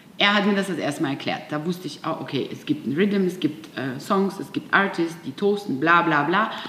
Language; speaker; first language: German; non-native, fluent; Russian